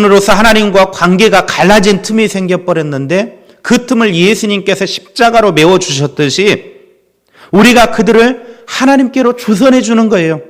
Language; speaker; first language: Korean; native; Korean